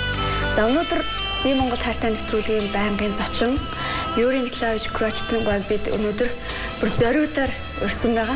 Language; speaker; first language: Mongolian; native; Mongolian